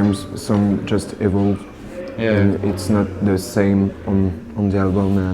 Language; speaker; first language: English; non-native, learner; French